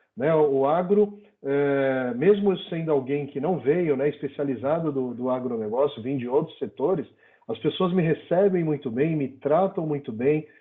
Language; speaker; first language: Portuguese; native; Portuguese